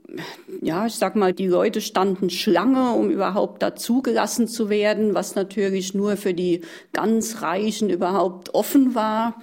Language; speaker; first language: German; native; German